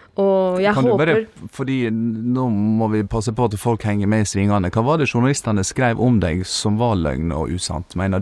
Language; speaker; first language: Norwegian; native; Norwegian